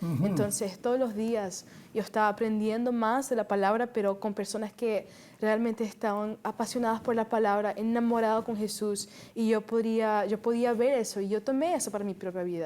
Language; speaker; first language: Spanish; early bilingual, heritage; Spanish